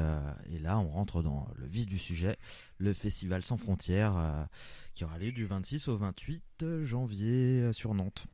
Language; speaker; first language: French; native; French